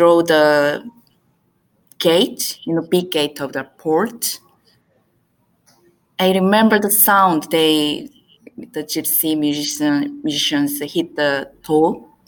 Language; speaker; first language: English; non-native, learner; Korean